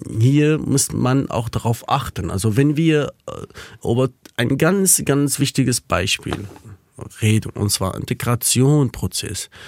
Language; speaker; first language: German; non-native, fluent; Kurdish